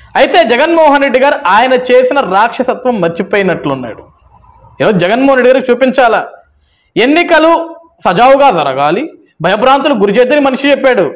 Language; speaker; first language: Telugu; native; Telugu